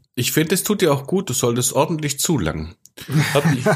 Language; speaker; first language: German; native; German